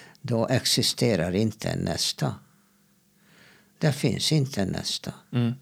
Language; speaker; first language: Swedish; non-native, fluent; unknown